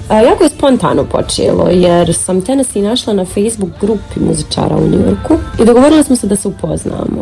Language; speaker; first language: Bosnian; native; Bosnian